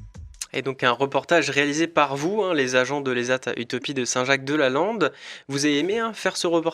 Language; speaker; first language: French; native; French